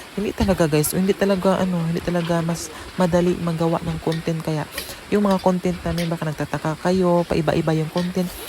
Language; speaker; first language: Filipino; non-native, local second language; Cebuano